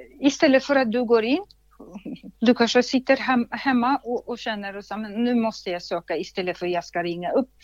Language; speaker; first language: Swedish; non-native, fluent; Russian